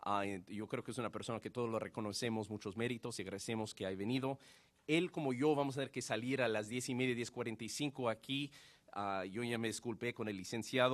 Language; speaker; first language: Spanish; non-native, fluent; English